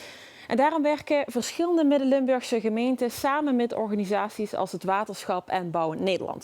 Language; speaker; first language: Dutch; native; Dutch